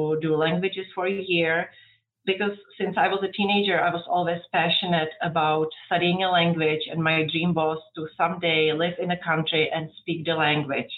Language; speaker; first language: English; non-native, fluent; Czech